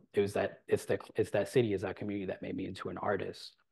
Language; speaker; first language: English; native; English